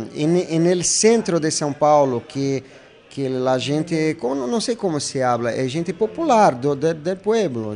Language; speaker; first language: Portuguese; non-native, learner; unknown